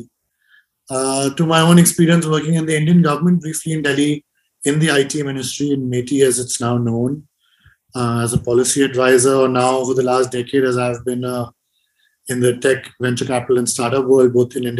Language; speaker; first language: English; non-native, local second language; Hindi